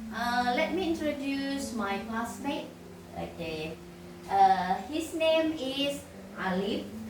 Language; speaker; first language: English; non-native, fluent; Indonesian